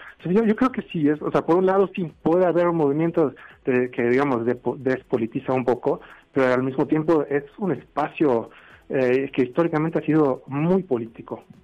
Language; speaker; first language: Spanish; non-native, fluent; Swedish